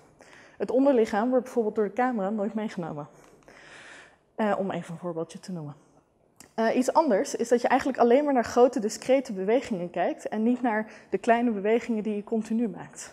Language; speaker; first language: Dutch; native; Dutch